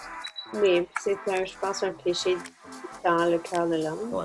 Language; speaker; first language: French; native; French